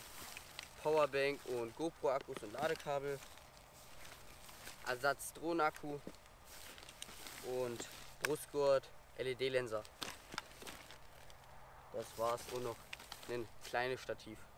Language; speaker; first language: German; native; German